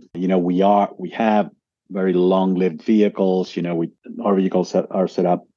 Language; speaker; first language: English; non-native, fluent; Spanish